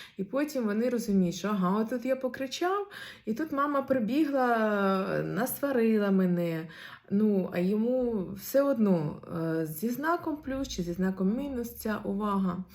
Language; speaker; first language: Ukrainian; non-native, local second language; Russian